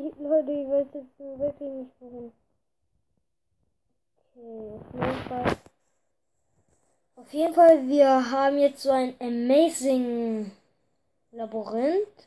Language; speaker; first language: German; early bilingual, other home language; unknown